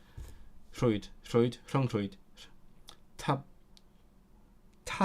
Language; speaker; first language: Welsh; non-native, learner; Cantonese